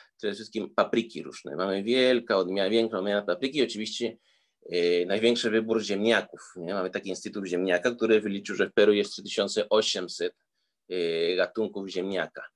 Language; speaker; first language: Polish; early bilingual, heritage; Spanish